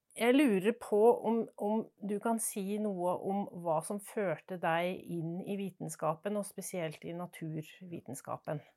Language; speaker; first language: Norwegian; native; Norwegian